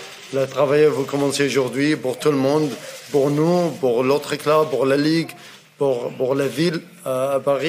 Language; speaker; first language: French; non-native, fluent; Arabic